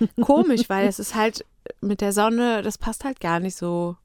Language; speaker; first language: German; native; German